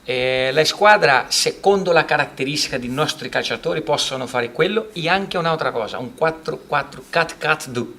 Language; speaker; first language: Italian; non-native, fluent; Portuguese